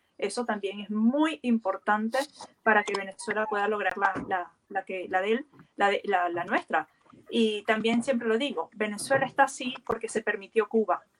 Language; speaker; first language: Spanish; native; Spanish